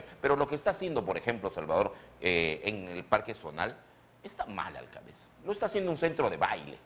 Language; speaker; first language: Spanish; native; Spanish